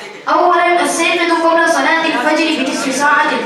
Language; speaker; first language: Arabic; non-native, learner; Urdu